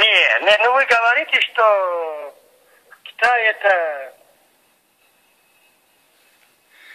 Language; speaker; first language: Russian; non-native, local second language; Tajik